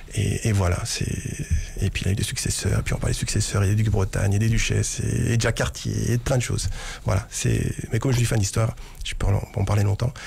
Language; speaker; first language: French; non-native, fluent; Romanian